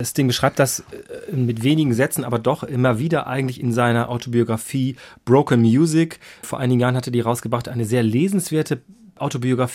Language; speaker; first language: German; native; German